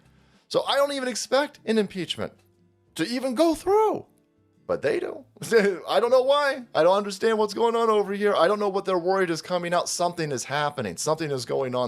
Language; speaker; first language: English; native; English